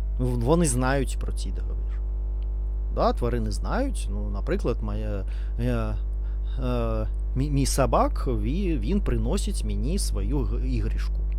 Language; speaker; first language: Ukrainian; non-native, learner; Russian